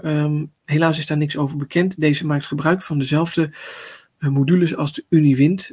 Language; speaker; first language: Dutch; native; Dutch